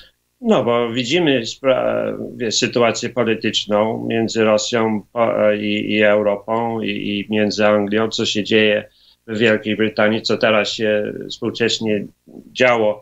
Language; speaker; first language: Polish; early bilingual, heritage; Polish